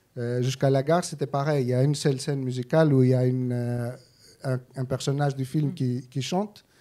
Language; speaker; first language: French; non-native, fluent; Greek